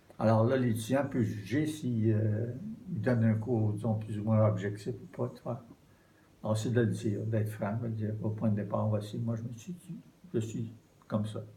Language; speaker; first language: French; native; French